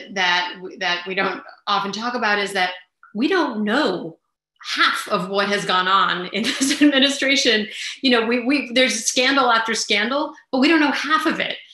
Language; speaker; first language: English; early bilingual, other home language; Armenian